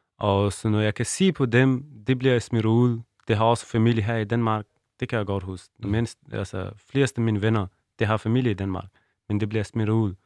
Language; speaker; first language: Danish; non-native, learner; Persian